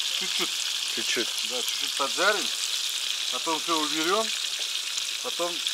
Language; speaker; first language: Russian; non-native, local second language; Uzbek